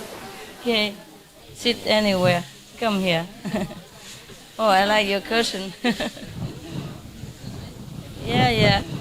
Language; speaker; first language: English; non-native, fluent; Vietnamese